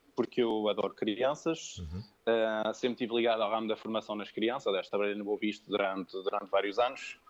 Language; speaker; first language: Portuguese; early bilingual, other home language; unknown